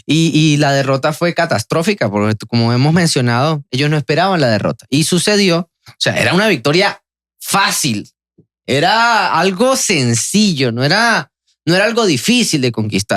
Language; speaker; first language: Spanish; native; Spanish